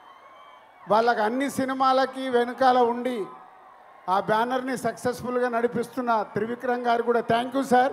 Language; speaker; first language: Telugu; native; Telugu